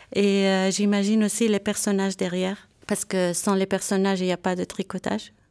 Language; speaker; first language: French; non-native, local second language; Armenian